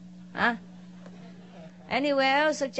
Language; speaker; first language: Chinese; non-native, fluent; Vietnamese